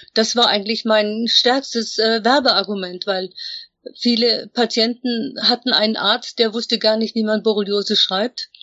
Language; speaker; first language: German; native; German